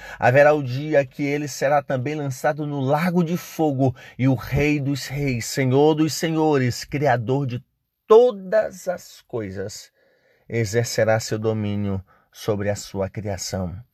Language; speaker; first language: Portuguese; native; Portuguese